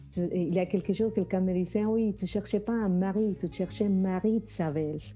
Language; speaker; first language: French; non-native, fluent; Spanish